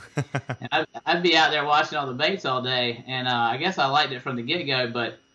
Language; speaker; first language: English; native; English